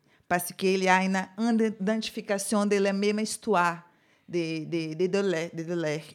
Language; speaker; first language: French; non-native, learner; Portuguese